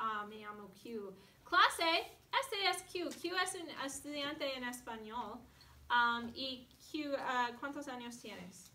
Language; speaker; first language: Spanish; non-native, fluent; English